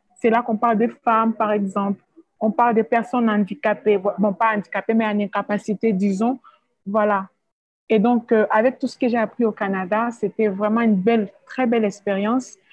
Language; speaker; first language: French; non-native, local second language; Swahili